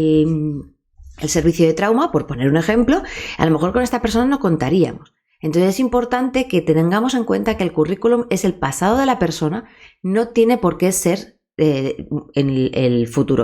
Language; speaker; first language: Spanish; native; Spanish